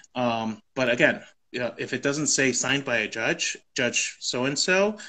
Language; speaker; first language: English; native; English